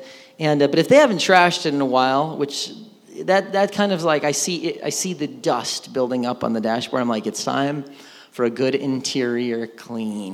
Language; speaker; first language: English; native; English